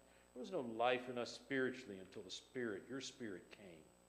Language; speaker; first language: English; native; English